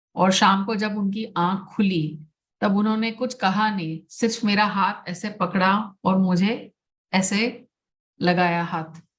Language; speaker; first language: Hindi; non-native, local second language; Gujarati